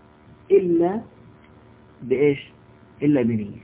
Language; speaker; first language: Arabic; native; Arabic